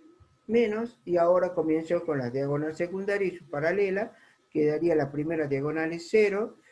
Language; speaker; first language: Spanish; native; Spanish